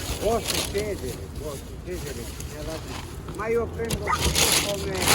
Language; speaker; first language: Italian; non-native, learner; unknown